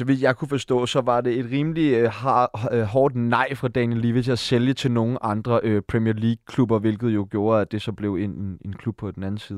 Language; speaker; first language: Danish; native; Danish